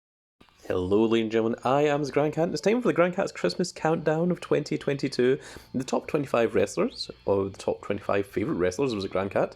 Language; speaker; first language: English; native; English